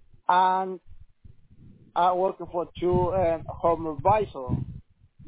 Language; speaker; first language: English; non-native, learner; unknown